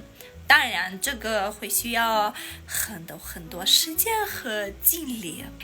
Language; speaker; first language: Chinese; non-native, fluent; Armenian